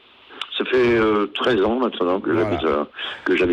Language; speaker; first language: French; native; French